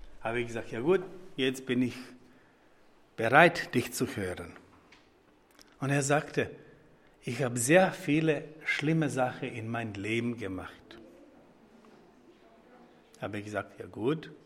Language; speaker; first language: German; non-native, fluent; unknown